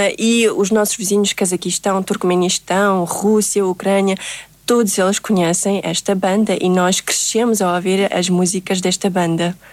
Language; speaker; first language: Portuguese; early bilingual, other home language; Uzbek